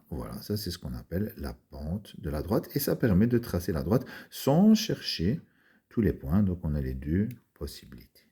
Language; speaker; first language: French; native; French